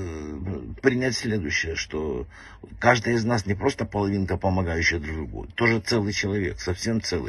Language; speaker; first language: Russian; native; Russian